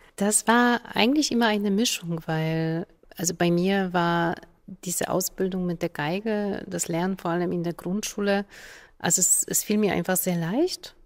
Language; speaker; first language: German; non-native, fluent; Polish